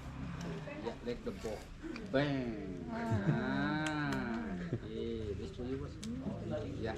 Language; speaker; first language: English; non-native, learner; Indonesian